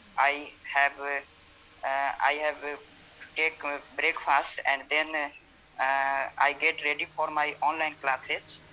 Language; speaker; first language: English; non-native, learner; Hindi